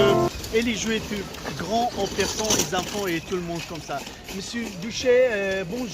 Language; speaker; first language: French; non-native, learner; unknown